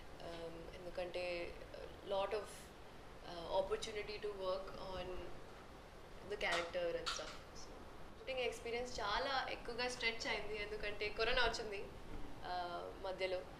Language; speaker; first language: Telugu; non-native, local second language; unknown